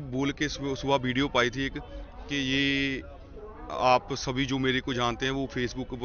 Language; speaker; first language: Hindi; non-native, local second language; Punjabi